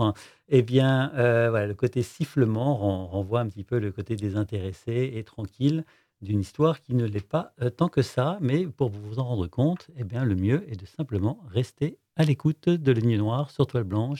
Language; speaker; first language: French; native; French